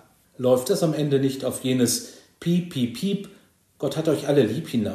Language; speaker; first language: German; native; German